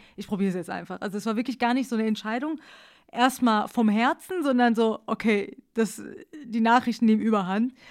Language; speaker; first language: German; early bilingual, other home language; Persian